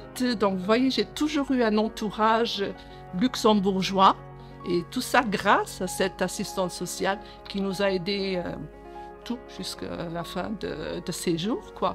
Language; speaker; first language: French; early bilingual, other home language; Portuguese